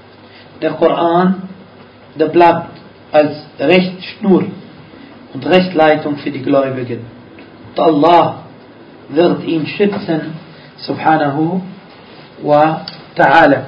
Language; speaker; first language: German; non-native, fluent; Arabic